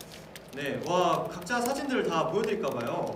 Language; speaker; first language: Korean; native; Korean